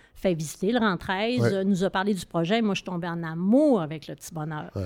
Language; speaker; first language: French; native; French